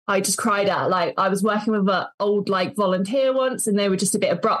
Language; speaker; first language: English; native; English